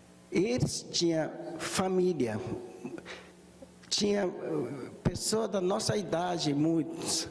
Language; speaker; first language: Portuguese; early bilingual, other home language; Japanese